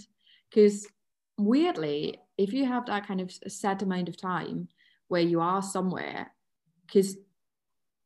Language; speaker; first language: English; non-native, fluent; German